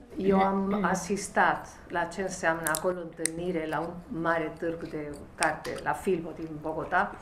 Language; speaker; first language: Romanian; non-native, fluent; Spanish